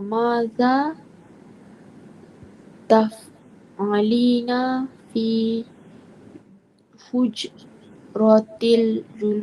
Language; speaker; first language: Arabic; non-native, learner; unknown